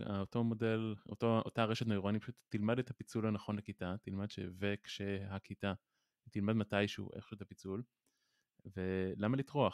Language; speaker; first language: Hebrew; native; Hebrew